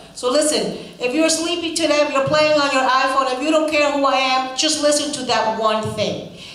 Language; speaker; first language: English; non-native, fluent; Spanish